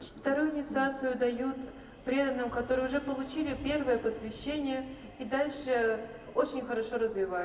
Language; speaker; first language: Russian; native; Russian